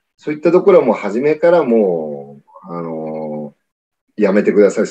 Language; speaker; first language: Japanese; native; Japanese